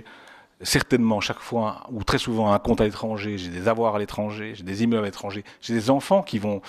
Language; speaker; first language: French; native; French